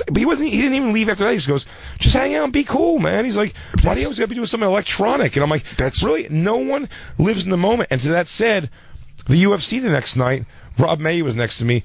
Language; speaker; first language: English; native; English